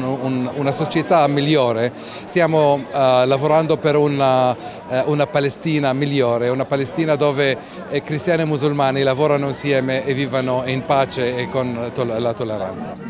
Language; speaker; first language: Italian; non-native, fluent; Arabic